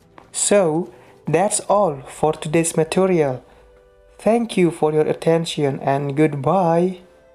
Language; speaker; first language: English; non-native, fluent; Indonesian